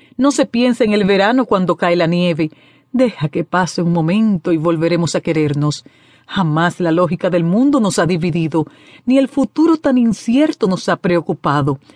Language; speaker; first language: Spanish; native; Spanish